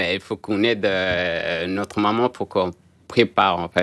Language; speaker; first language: French; non-native, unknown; Arabic